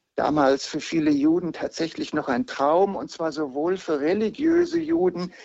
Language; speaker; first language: German; native; German